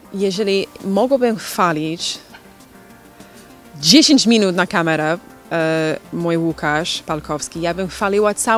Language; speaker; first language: Polish; non-native, learner; English